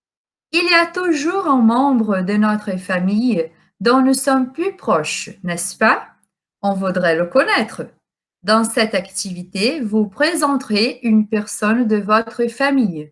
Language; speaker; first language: French; non-native, fluent; Portuguese